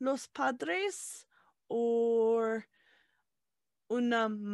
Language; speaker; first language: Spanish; non-native, learner; English